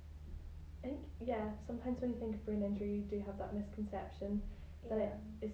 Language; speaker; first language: English; native; English